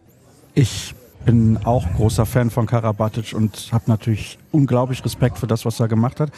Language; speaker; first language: German; native; German